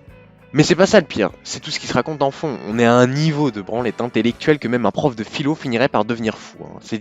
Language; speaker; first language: French; native; French